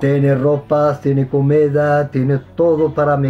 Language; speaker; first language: Spanish; non-native, learner; Arabic